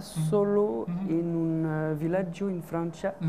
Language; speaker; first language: Italian; non-native, learner; French